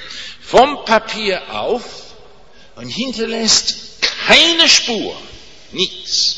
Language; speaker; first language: German; non-native, fluent; English